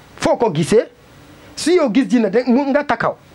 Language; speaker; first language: Wolof; non-native, learner; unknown